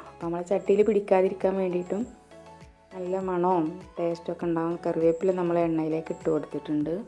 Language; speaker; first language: Malayalam; native; Malayalam